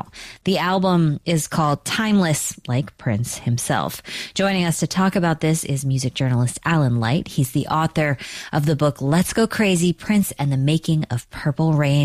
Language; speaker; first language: English; native; English